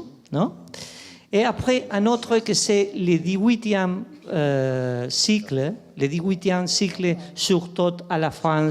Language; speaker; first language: French; non-native, fluent; Spanish